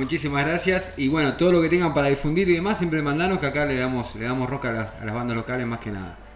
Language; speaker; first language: Spanish; native; Spanish